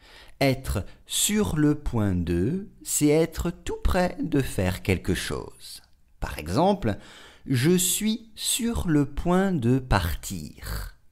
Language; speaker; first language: French; native; French